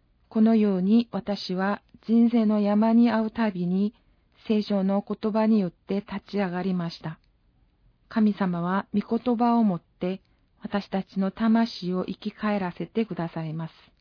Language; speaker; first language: Japanese; non-native, fluent; Korean